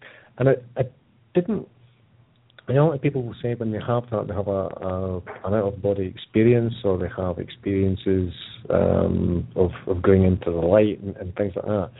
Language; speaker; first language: English; native; English